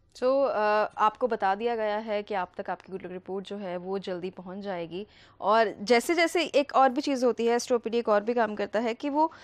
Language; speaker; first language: Hindi; native; Hindi